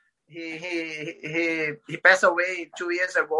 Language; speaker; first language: English; non-native, learner; Portuguese